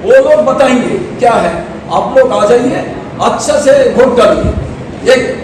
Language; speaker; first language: Hindi; non-native, local second language; Bangla